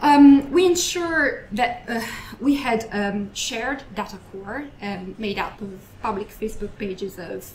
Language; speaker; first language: English; non-native, fluent; Italian